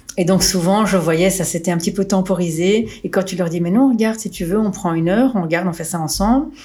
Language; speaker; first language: French; early bilingual, other home language; Portuguese